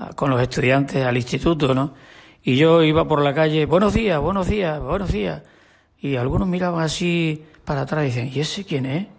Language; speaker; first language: Spanish; native; Spanish